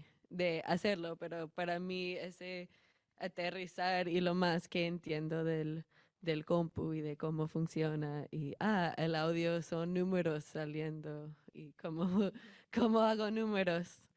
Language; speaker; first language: Spanish; non-native, fluent; English